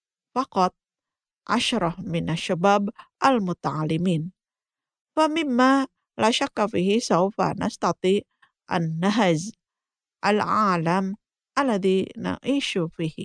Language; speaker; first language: Arabic; non-native, fluent; Indonesian